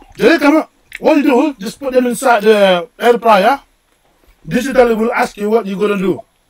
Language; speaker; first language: English; non-native, fluent; Indonesian